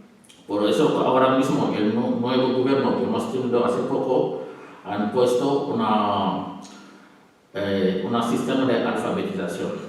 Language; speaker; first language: Spanish; non-native, learner; Wolof